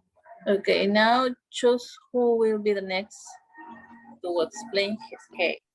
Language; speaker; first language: English; non-native, learner; Spanish